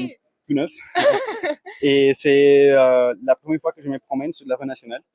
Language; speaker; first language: French; non-native, fluent; Spanish